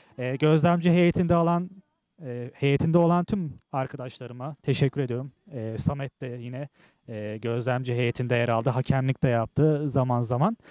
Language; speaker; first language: Turkish; native; Turkish